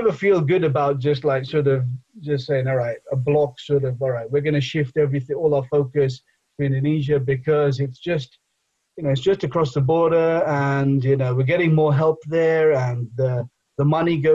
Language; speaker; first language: English; non-native, local second language; Bangla